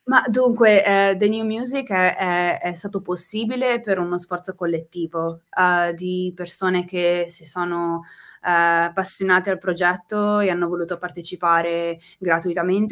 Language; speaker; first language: Italian; native; Italian